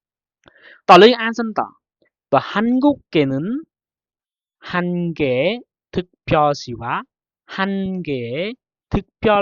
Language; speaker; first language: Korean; non-native, fluent; Khmer